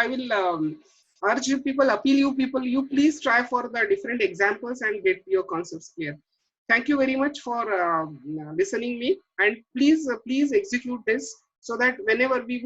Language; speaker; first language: English; non-native, local second language; Marathi